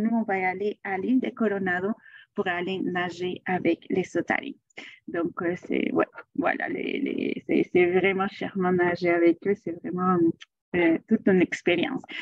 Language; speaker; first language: French; non-native, fluent; Spanish